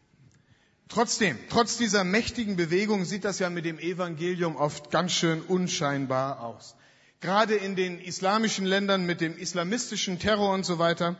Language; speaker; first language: German; native; German